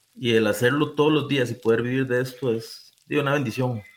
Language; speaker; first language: Spanish; native; Spanish